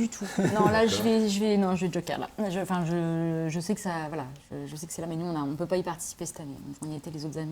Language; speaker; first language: French; native; French